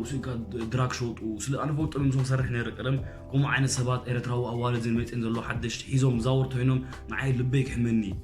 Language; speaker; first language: Tigrinya; native; Tigrinya